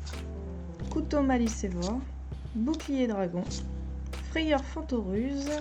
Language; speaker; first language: French; native; French